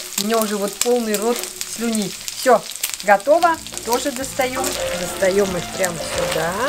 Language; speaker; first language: Russian; non-native, local second language; Armenian